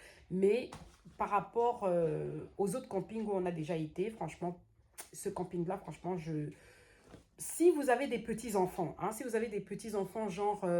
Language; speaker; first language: French; native; French